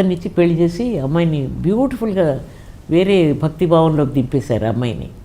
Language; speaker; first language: Telugu; native; Telugu